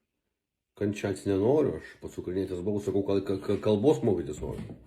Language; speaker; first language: Lithuanian; native; Lithuanian